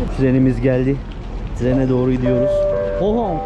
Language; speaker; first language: Turkish; native; Turkish